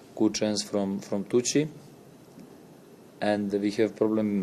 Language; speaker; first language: English; non-native, learner; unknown